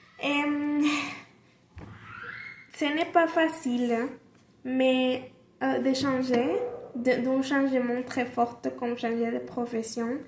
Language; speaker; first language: French; non-native, learner; Spanish